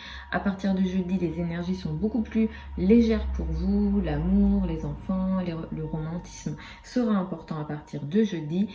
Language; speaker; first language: French; native; French